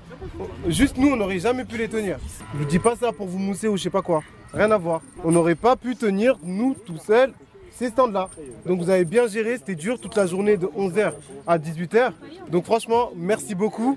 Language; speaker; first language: French; native; French